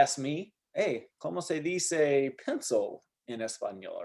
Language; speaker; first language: Spanish; non-native, fluent; English